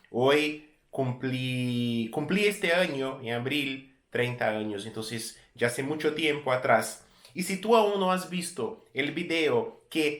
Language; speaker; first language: Spanish; non-native, fluent; Portuguese